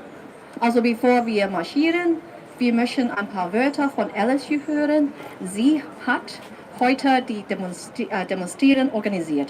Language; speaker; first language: German; non-native, fluent; Cantonese